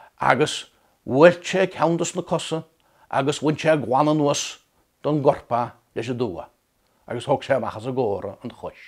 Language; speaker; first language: Irish; native; Irish